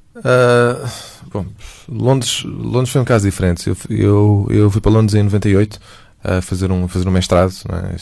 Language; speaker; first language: Portuguese; native; Portuguese